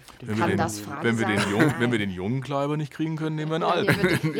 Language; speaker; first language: German; native; German